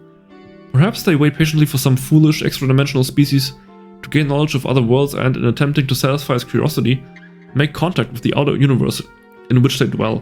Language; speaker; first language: English; native; English